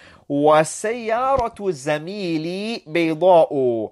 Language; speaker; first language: Arabic; non-native, fluent; English